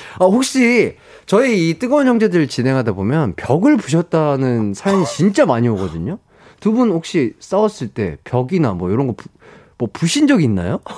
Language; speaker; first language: Korean; native; Korean